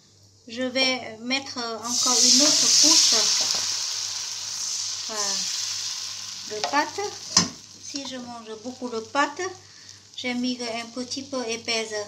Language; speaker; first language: French; non-native, fluent; Vietnamese